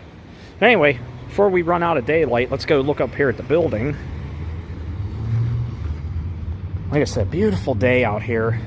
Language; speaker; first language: English; native; English